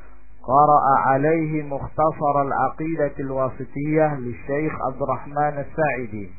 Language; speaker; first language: Arabic; non-native, fluent; Indonesian